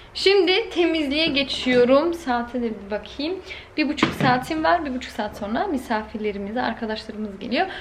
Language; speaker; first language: Turkish; early bilingual, heritage; Turkish